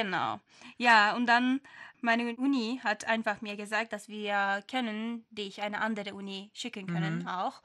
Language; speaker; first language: German; non-native, fluent; Turkish